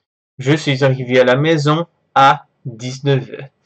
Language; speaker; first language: French; non-native, fluent; Portuguese